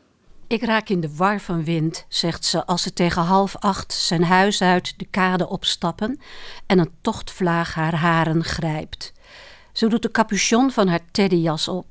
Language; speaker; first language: Dutch; native; Dutch